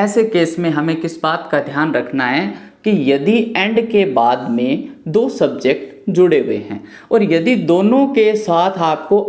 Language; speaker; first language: Hindi; native; Hindi